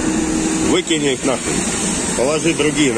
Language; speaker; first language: Russian; native; Russian